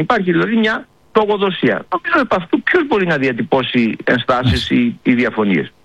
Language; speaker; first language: Greek; native; Greek